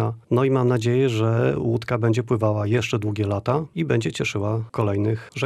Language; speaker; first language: Polish; native; Polish